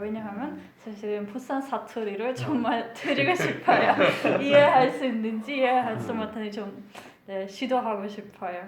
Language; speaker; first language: Korean; non-native, fluent; Hungarian